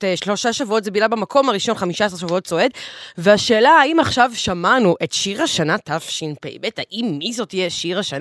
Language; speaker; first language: Hebrew; native; Hebrew